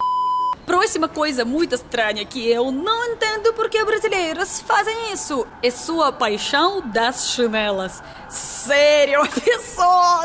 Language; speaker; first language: Portuguese; non-native, learner; Russian